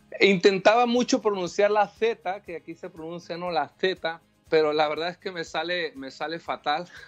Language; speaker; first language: Spanish; native; Spanish